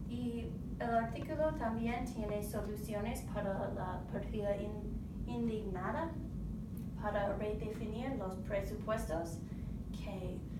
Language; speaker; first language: Spanish; non-native, learner; English